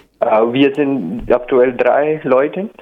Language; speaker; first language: German; non-native, learner; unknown